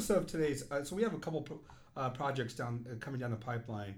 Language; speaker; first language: English; early bilingual, other home language; Kannada